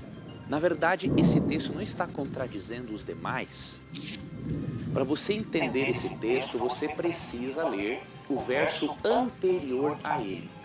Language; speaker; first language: Portuguese; native; Portuguese